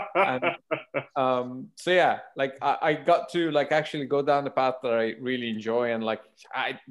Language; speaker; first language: English; non-native, fluent; Persian